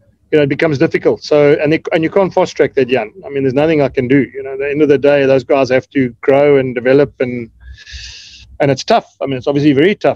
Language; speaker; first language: English; native; English